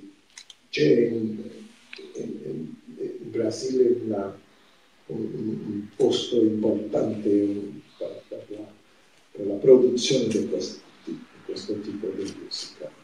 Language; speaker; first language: Italian; non-native, fluent; Portuguese